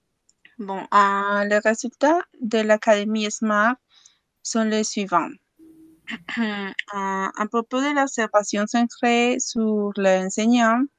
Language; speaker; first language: French; non-native, learner; Spanish